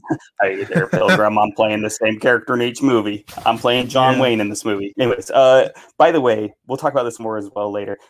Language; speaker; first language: English; native; English